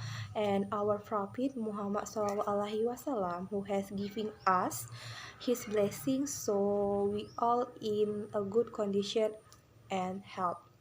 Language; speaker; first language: English; non-native, learner; Indonesian